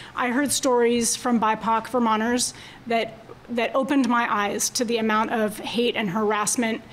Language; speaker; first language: English; native; English